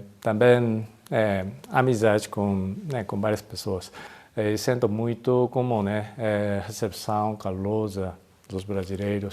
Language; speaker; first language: Portuguese; non-native, fluent; Japanese